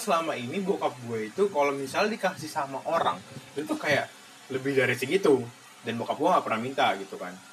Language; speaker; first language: Indonesian; native; Indonesian